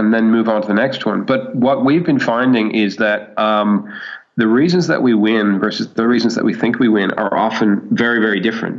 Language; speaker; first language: English; native; English